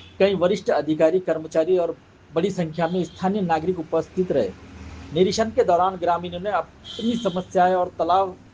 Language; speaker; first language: Hindi; non-native, local second language; Marathi